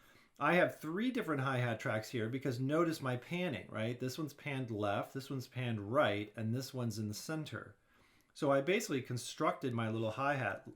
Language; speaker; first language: English; native; English